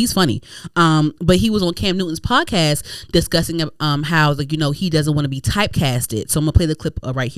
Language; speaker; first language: English; native; English